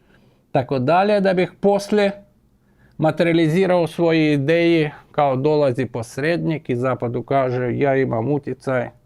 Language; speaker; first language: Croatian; non-native, fluent; Ukrainian